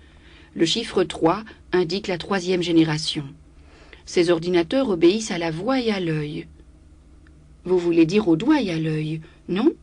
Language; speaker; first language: French; native; French